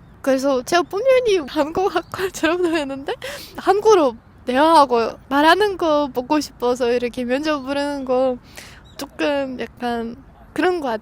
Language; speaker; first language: Korean; non-native, fluent; Russian